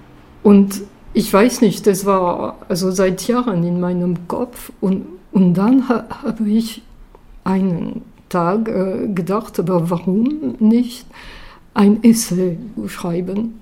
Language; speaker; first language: German; non-native, fluent; French